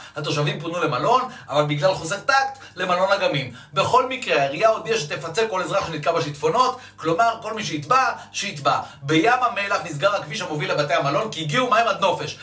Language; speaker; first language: Hebrew; native; Hebrew